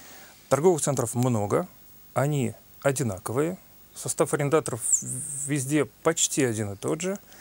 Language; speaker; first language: Russian; native; Russian